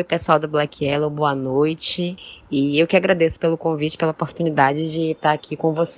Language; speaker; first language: Portuguese; native; Portuguese